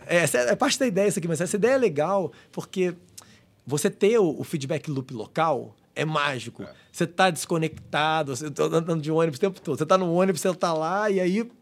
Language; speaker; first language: Portuguese; non-native, fluent; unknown